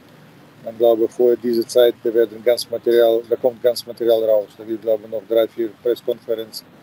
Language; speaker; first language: German; non-native, fluent; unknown